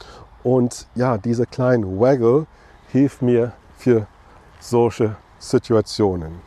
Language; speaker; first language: German; non-native, fluent; English